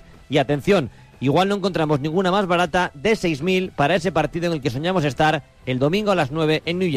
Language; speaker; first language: Spanish; native; Spanish